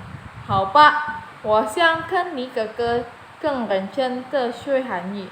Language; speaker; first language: Chinese; non-native, fluent; Indonesian